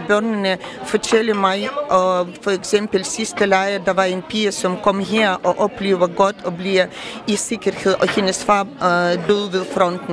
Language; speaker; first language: Danish; non-native, fluent; Ukrainian